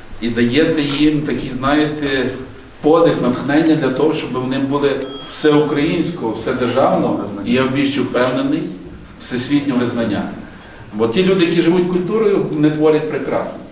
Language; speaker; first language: Ukrainian; native; Ukrainian